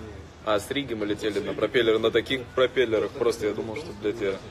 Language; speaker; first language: Russian; native; Russian